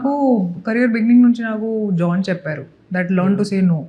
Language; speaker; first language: Telugu; non-native, fluent; Hindi